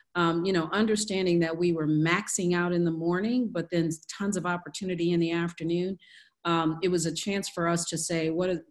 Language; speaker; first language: English; native; English